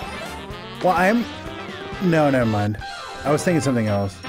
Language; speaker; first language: English; native; English